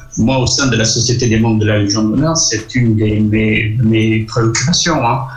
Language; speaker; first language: French; non-native, local second language; Arabic